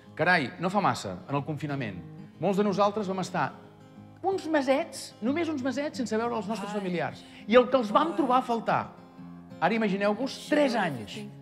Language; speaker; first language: Catalan; native; Catalan